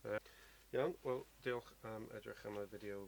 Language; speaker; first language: Welsh; non-native, learner; English